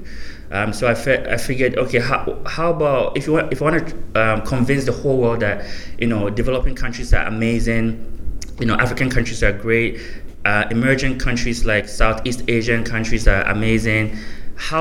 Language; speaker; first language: English; non-native, local second language; Akan